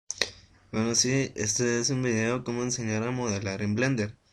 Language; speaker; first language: Spanish; native; Spanish